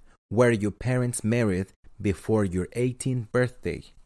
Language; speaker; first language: English; non-native, fluent; Spanish